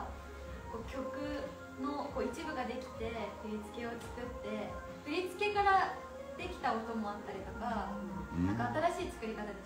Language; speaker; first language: Japanese; native; Japanese